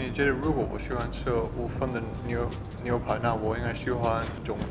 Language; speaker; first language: Chinese; non-native, learner; English